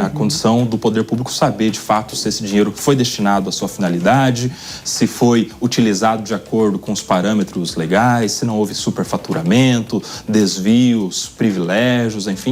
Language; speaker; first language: Portuguese; native; Portuguese